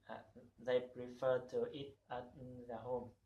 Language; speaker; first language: English; non-native, learner; Vietnamese